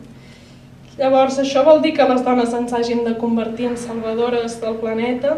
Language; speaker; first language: Catalan; native; Catalan